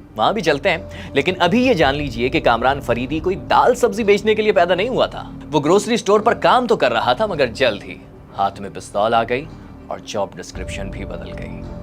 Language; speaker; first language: Urdu; native; Urdu